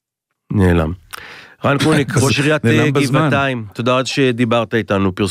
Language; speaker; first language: Hebrew; native; Hebrew